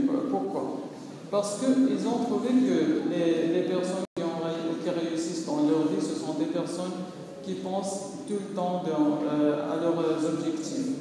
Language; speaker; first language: French; non-native, local second language; Arabic